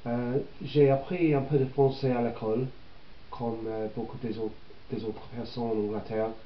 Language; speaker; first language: French; non-native, learner; English